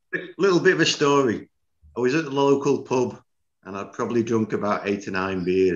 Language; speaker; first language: English; native; English